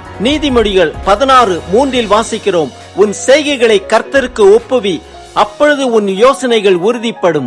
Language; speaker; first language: Tamil; native; Tamil